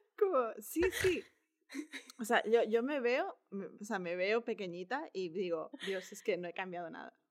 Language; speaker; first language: Spanish; native; Spanish